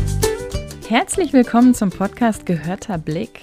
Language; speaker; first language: German; native; German